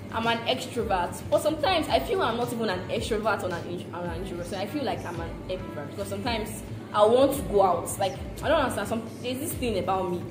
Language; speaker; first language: English; non-native, local second language; Yoruba